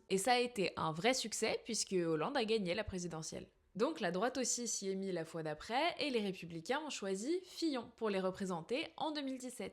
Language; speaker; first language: French; native; French